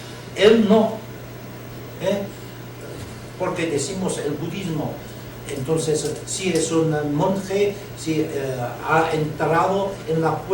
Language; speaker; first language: Spanish; non-native, learner; Chinese